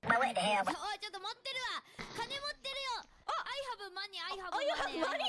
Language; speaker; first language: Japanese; native; Japanese